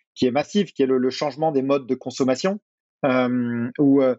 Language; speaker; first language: French; native; French